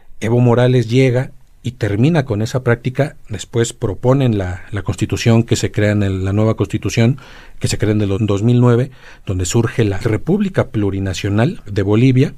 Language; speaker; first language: Spanish; native; Spanish